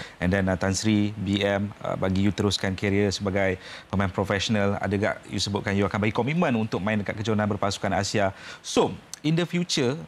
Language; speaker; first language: Malay; native; Malay